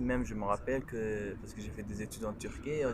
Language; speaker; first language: French; non-native, local second language; Kurdish